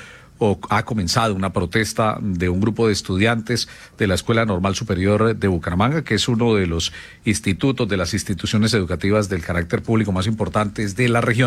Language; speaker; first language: Spanish; native; Spanish